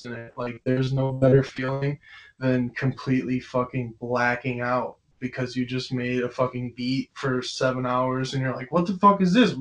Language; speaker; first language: English; native; English